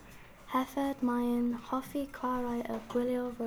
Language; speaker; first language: Welsh; non-native, learner; English